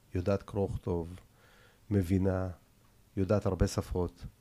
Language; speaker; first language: Hebrew; early bilingual, other home language; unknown